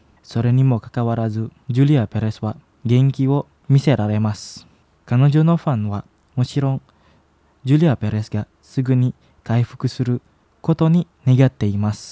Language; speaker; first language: Japanese; non-native, fluent; Indonesian